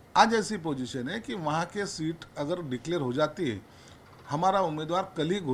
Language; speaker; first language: Hindi; non-native, local second language; Marathi